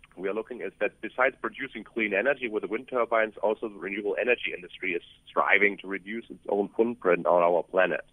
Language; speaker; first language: English; non-native, fluent; German